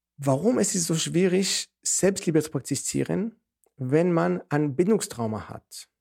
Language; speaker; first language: German; non-native, fluent; Hebrew